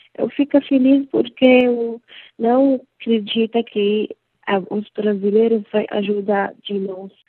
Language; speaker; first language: Portuguese; non-native, learner; Arabic